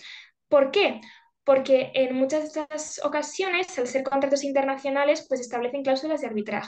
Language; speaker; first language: Spanish; native; Spanish